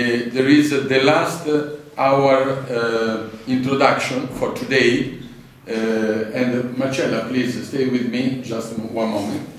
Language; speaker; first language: English; non-native, learner; Italian